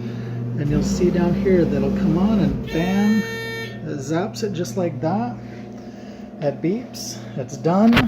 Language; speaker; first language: English; native; English